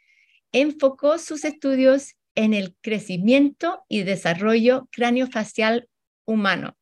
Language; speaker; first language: Spanish; early bilingual, heritage; Spanish